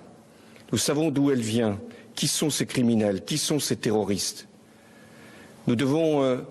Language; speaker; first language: French; native; French